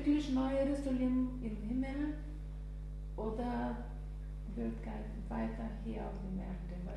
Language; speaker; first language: German; non-native, learner; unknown